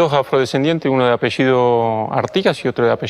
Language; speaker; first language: Spanish; native; Spanish